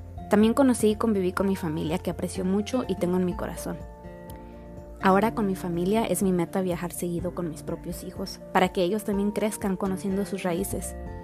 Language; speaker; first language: Spanish; early bilingual, heritage; Spanish